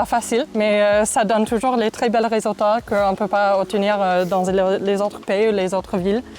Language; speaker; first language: French; non-native, fluent; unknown